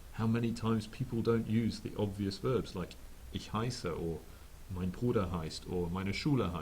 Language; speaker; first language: German; non-native, fluent; English